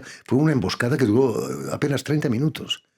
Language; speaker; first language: Spanish; native; Spanish